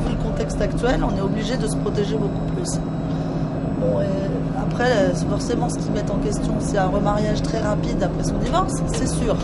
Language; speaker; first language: French; native; French